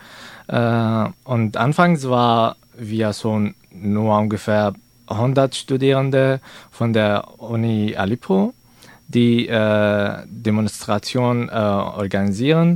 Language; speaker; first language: German; non-native, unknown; Arabic